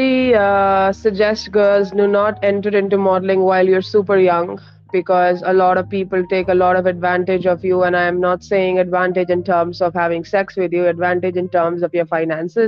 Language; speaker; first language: English; non-native, local second language; Hindi